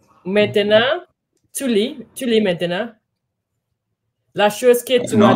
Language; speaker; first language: French; non-native, learner; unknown